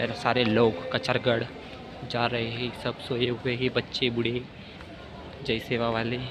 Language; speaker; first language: Hindi; non-native, local second language; Marathi